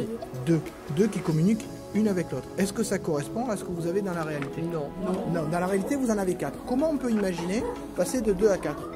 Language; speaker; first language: French; native; French